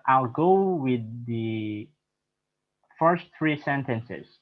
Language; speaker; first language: English; non-native, learner; Indonesian